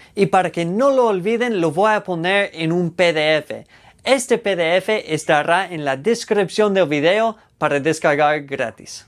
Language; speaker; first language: Spanish; non-native, fluent; English